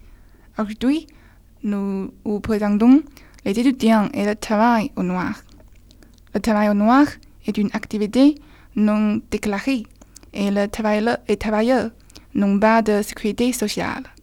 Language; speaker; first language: French; non-native, learner; Chinese